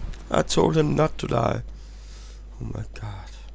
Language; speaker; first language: English; non-native, fluent; Danish